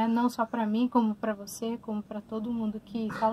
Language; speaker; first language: Portuguese; native; Portuguese